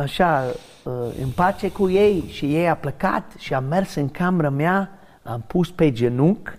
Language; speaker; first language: Romanian; non-native, learner; English